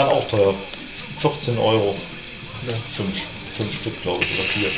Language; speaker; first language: German; native; German